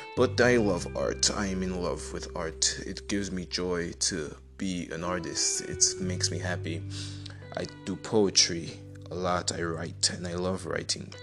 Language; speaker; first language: English; non-native, local second language; Igbo